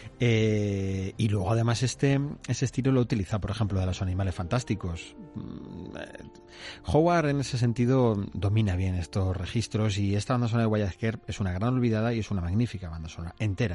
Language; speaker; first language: Spanish; native; Spanish